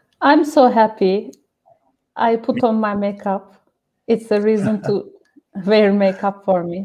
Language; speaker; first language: English; non-native, fluent; Turkish